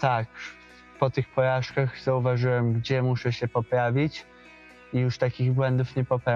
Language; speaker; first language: Polish; early bilingual, heritage; Polish